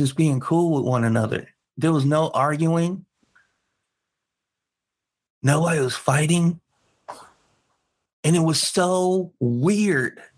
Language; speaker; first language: English; native; English